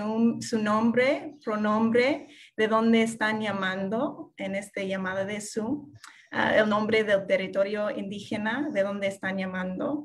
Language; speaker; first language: Spanish; non-native, fluent; English